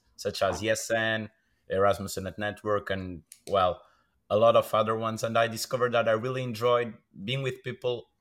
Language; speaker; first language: English; non-native, fluent; Portuguese